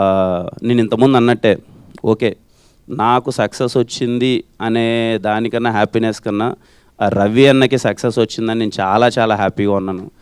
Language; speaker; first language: Telugu; native; Telugu